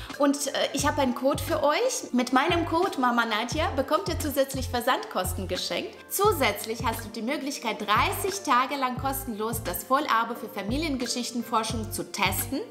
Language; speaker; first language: German; non-native, fluent; Russian